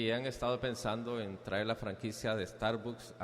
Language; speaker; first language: Spanish; native; Spanish